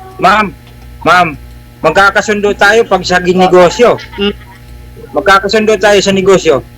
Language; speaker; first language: Filipino; native; Filipino